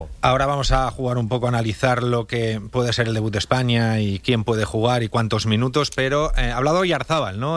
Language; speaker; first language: Spanish; native; Spanish